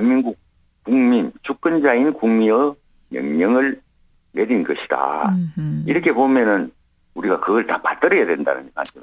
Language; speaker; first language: Korean; native; Korean